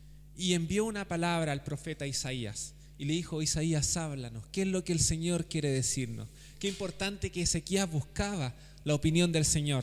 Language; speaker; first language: Spanish; native; Spanish